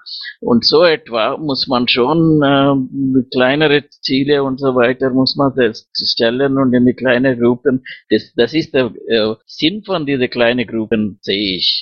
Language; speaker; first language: German; non-native, fluent; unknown